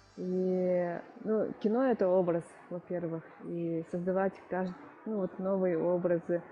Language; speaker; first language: Russian; non-native, local second language; Yakut